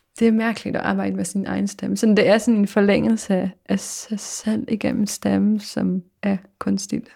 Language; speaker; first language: Danish; non-native, fluent; Polish